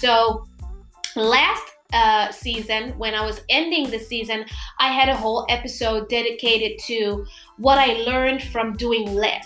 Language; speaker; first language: English; non-native, fluent; Papiamento